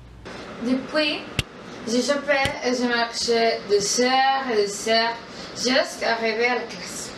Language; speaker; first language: French; non-native, learner; Spanish